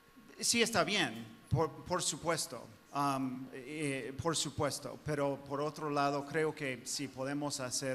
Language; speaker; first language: Spanish; non-native, fluent; English